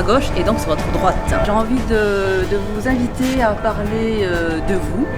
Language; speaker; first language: French; native; French